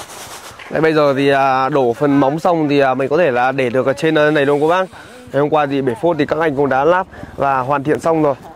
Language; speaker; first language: Vietnamese; native; Vietnamese